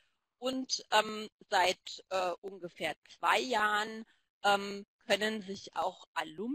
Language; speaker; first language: German; native; German